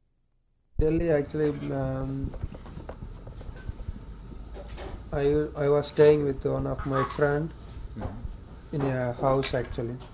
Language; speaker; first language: English; non-native, local second language; Tamil